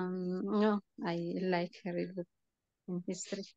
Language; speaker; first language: English; non-native, learner; Tigrinya